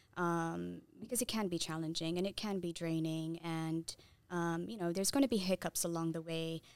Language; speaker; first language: English; non-native, fluent; Tigrinya